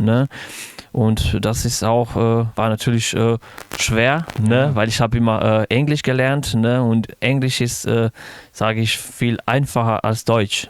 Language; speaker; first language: German; non-native, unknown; Bosnian